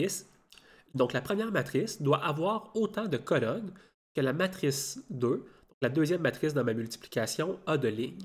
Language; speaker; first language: French; native; French